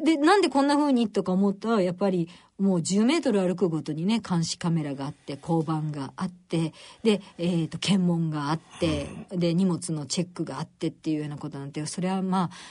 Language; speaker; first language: Japanese; native; Japanese